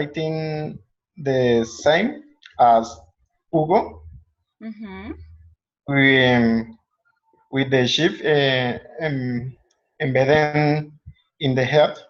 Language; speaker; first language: English; non-native, learner; Spanish